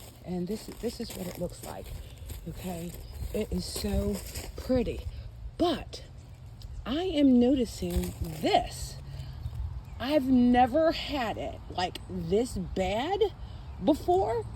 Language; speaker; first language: English; native; English